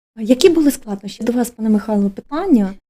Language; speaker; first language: Ukrainian; native; Ukrainian